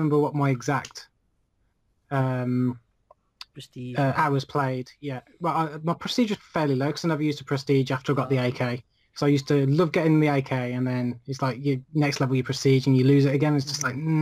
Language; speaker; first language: English; native; English